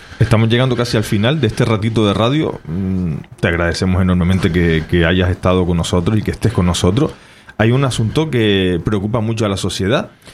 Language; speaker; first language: Spanish; native; Spanish